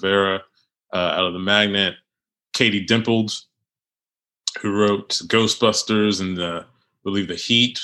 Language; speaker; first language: English; native; English